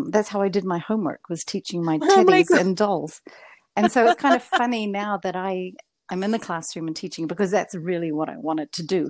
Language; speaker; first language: English; native; English